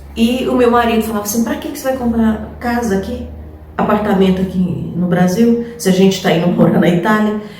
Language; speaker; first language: Portuguese; native; Portuguese